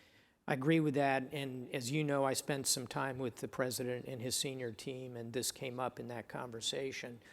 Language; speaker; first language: English; native; English